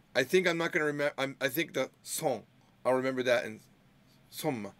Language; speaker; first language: English; native; English